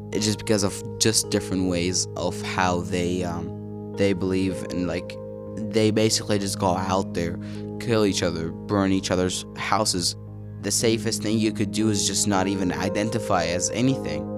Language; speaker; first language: English; early bilingual, other home language; Arabic